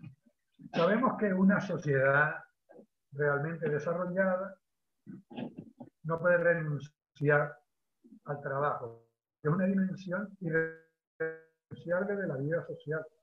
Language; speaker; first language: Spanish; native; Spanish